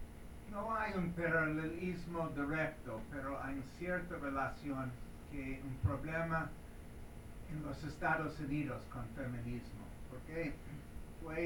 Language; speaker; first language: Spanish; non-native, learner; English